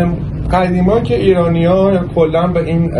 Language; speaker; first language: Persian; native; Persian